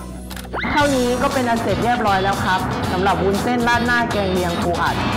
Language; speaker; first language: Thai; native; Thai